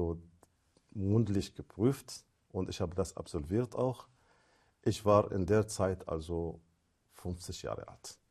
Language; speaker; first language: German; non-native, fluent; Arabic